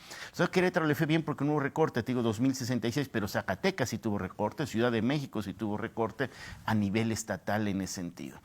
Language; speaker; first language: Spanish; native; Spanish